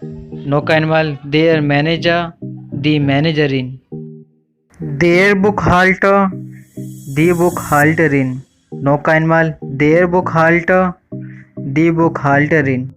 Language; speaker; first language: German; non-native, learner; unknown